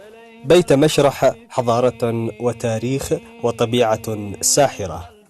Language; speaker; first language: Arabic; native; Arabic